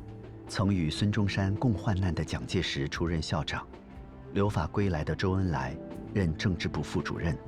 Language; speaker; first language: Chinese; native; Chinese